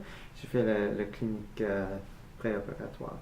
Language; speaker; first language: French; non-native, fluent; English